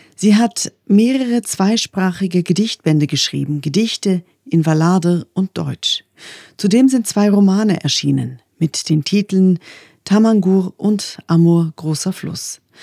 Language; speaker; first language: German; native; German